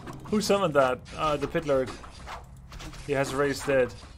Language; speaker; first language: English; non-native, fluent; Dutch